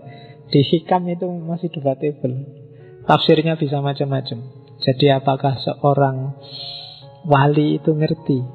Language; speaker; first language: Indonesian; non-native, local second language; Javanese